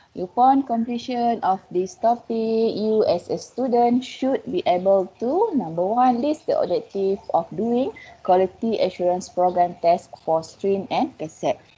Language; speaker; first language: English; non-native, local second language; Malay